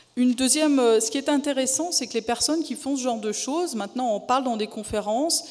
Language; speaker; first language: French; native; French